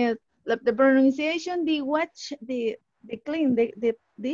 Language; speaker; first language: English; non-native, learner; Spanish